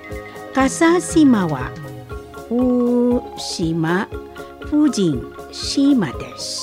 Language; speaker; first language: Japanese; non-native, fluent; Indonesian